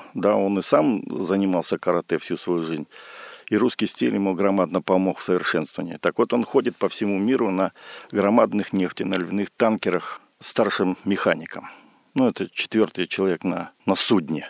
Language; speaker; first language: Russian; native; Russian